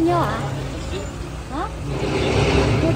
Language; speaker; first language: Chinese; non-native, fluent; Vietnamese